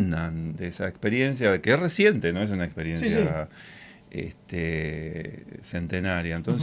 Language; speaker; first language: Spanish; native; Spanish